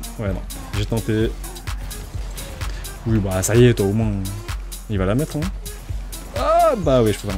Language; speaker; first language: French; native; French